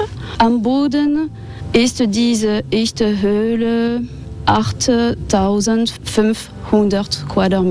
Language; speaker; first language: German; non-native, fluent; French